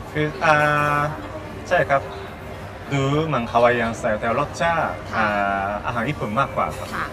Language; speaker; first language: Thai; non-native, learner; Japanese